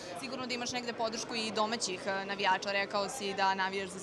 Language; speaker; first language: Serbian; native; Serbian